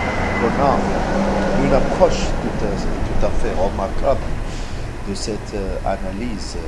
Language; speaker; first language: French; non-native, local second language; Arabic